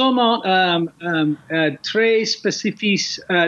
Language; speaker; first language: French; non-native, learner; English